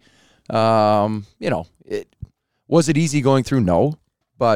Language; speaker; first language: English; native; English